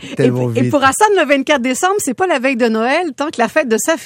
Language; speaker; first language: French; native; French